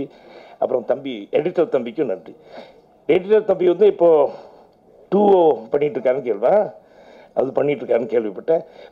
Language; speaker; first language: Tamil; native; Tamil